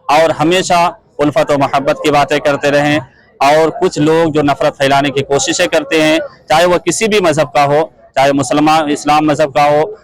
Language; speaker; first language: Urdu; native; Urdu